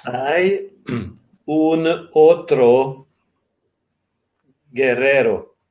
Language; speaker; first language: Spanish; non-native, learner; English